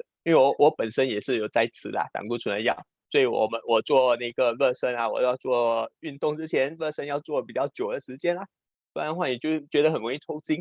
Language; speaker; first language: Chinese; native; Chinese